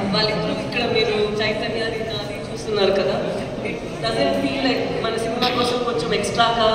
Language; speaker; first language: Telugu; non-native, local second language; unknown